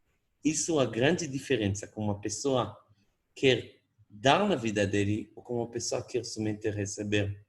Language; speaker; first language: Portuguese; non-native, fluent; Hebrew